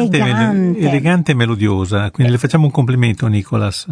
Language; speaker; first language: Italian; native; Italian